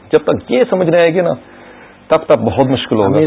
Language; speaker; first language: Urdu; early bilingual, other home language; English